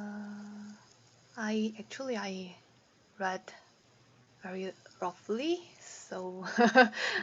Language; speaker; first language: English; non-native, learner; Korean